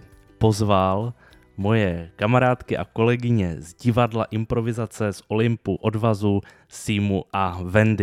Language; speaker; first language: Czech; native; Czech